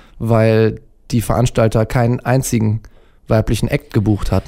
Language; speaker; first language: German; native; German